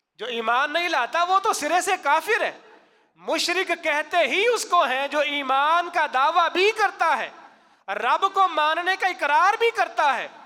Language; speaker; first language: Urdu; non-native, local second language; Punjabi